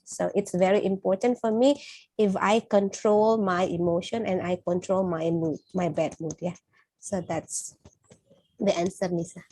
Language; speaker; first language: English; non-native, fluent; Indonesian